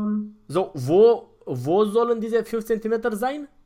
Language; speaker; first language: German; non-native, fluent; Romanian